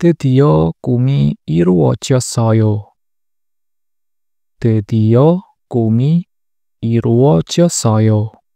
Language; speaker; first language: Korean; non-native, learner; Indonesian